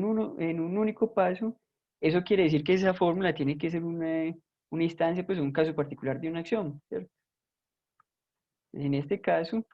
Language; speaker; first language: Spanish; native; Spanish